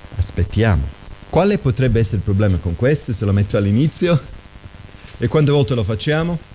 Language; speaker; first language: Italian; non-native, fluent; English